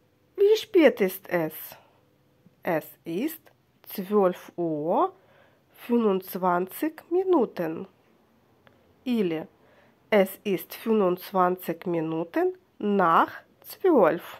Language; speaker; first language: German; non-native, fluent; Russian